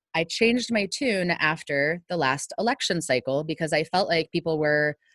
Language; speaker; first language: English; native; English